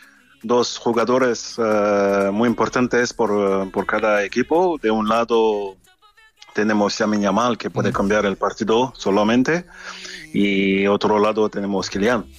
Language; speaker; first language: Spanish; non-native, fluent; French